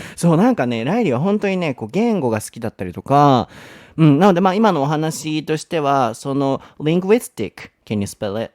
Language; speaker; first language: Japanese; native; Japanese